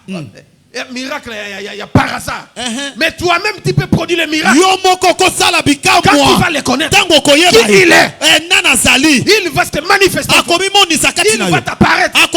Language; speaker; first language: French; non-native, local second language; Lingala